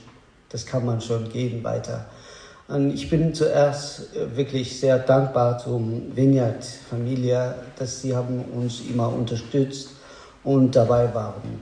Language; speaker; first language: German; non-native, learner; Azerbaijani